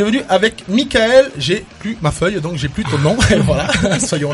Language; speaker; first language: French; native; French